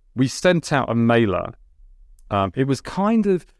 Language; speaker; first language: English; early bilingual, other home language; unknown